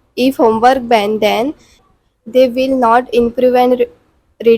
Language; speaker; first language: English; non-native, learner; Marathi